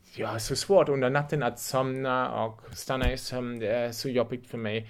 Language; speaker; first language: Swedish; non-native, fluent; German